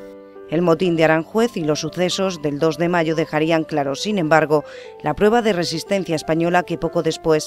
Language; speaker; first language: Spanish; native; Spanish